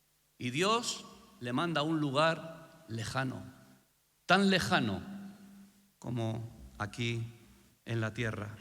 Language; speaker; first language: Spanish; native; Spanish